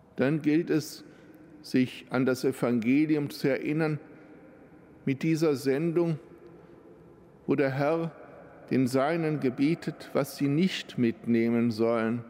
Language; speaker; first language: German; native; German